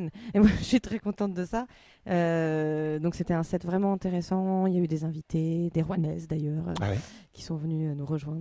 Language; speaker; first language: French; native; French